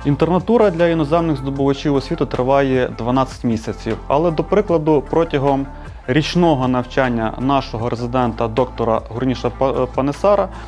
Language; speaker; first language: Ukrainian; native; Ukrainian